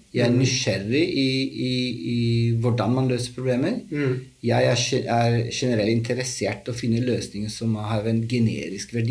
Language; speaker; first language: Norwegian; non-native, fluent; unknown